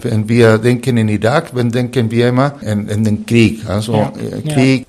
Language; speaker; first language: German; non-native, fluent; Spanish